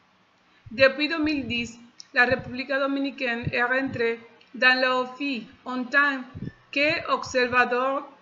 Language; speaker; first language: French; non-native, fluent; Spanish